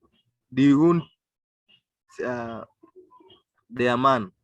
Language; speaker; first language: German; non-native, learner; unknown